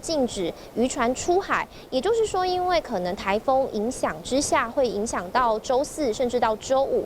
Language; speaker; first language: Chinese; native; Chinese